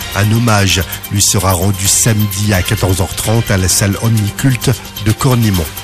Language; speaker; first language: French; native; French